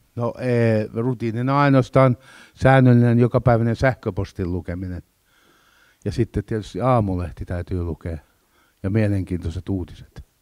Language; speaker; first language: Finnish; native; Finnish